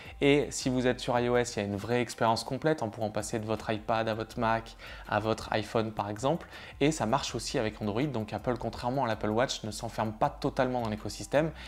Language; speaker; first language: French; native; French